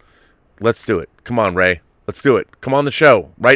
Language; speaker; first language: English; native; English